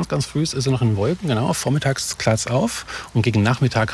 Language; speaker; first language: German; native; German